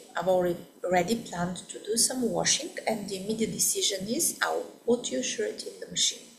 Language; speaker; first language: English; non-native, fluent; Bulgarian